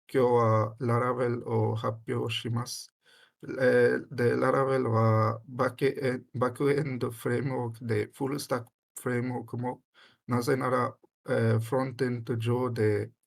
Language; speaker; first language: Japanese; non-native, learner; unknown